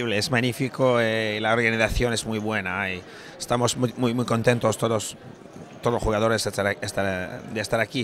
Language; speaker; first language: Spanish; non-native, fluent; French